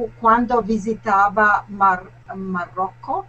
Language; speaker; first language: Spanish; non-native, learner; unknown